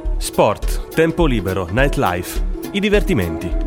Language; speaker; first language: Italian; native; Italian